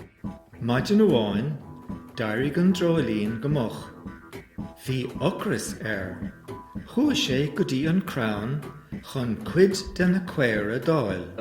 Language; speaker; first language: Irish; native; Irish